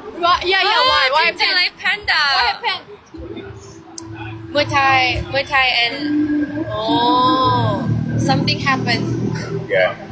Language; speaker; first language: English; non-native, learner; Thai